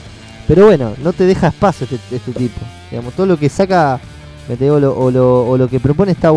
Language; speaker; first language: Spanish; native; Spanish